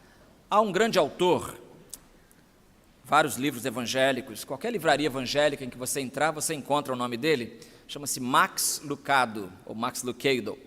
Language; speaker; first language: Portuguese; native; Portuguese